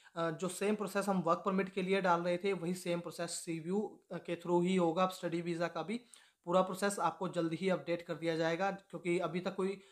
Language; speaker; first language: Hindi; native; Hindi